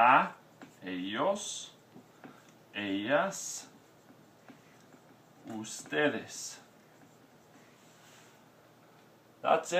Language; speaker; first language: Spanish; non-native, fluent; English